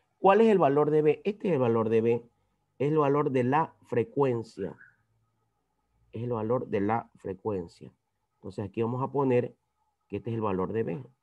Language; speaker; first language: Spanish; native; Spanish